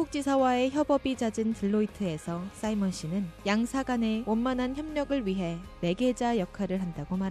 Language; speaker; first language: Korean; native; Korean